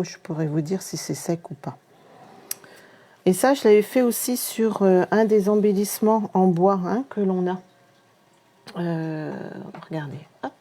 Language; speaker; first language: French; native; French